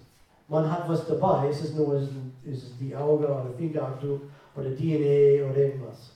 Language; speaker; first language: German; non-native, fluent; English